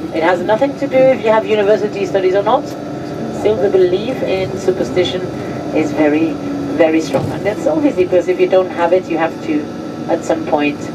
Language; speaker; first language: English; non-native, fluent; Spanish